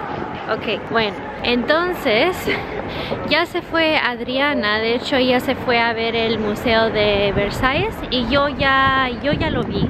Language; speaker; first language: Spanish; early bilingual, heritage; English